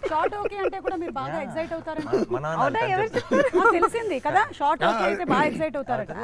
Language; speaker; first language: Telugu; native; Telugu